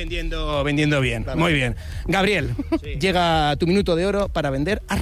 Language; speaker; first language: Spanish; native; Spanish